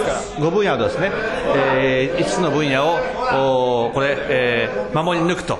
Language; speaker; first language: Japanese; native; Japanese